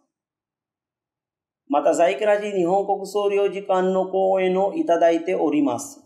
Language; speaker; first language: Japanese; non-native, fluent; Urdu